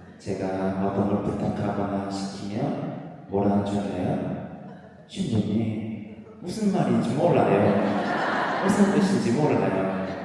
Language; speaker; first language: Korean; native; Korean